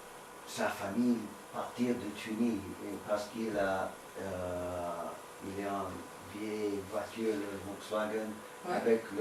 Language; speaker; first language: French; non-native, learner; English